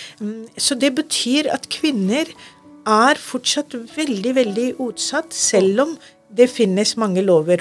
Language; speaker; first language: Norwegian; non-native, fluent; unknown